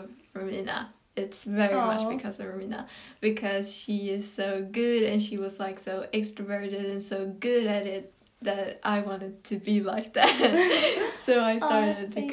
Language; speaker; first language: English; non-native, fluent; Swedish